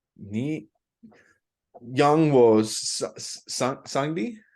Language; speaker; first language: Chinese; non-native, learner; English